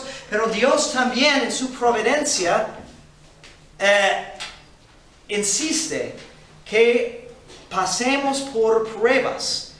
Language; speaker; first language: Spanish; non-native, fluent; English